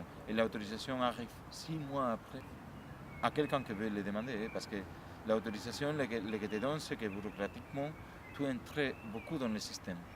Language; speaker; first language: French; non-native, learner; Spanish